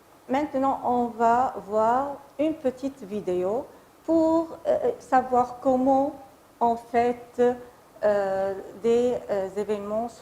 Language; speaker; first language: French; non-native, fluent; Arabic